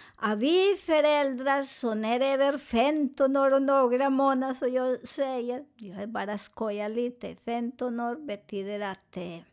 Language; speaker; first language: Swedish; non-native, fluent; Spanish